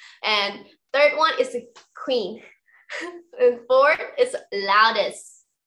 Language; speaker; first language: English; non-native, fluent; Thai